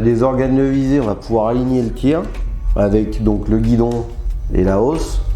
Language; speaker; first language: French; native; French